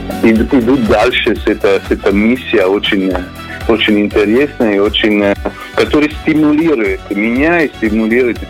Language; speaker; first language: Russian; non-native, fluent; Italian